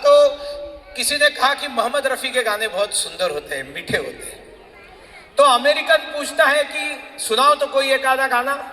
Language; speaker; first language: Hindi; non-native, local second language; Marathi